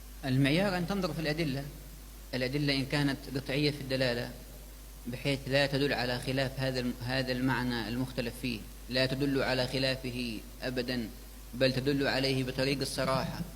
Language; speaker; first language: Arabic; native; Arabic